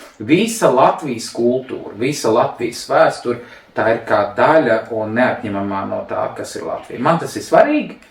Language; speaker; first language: Latvian; non-native, local second language; Russian